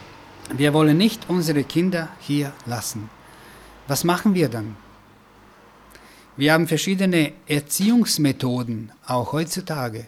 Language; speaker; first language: German; non-native, fluent; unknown